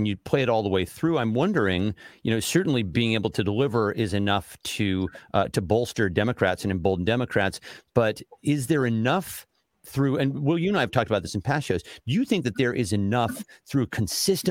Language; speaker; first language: English; native; English